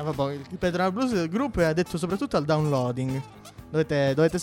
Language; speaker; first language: Italian; native; Italian